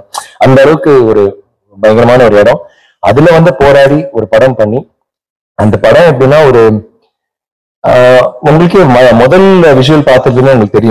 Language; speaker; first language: Tamil; native; Tamil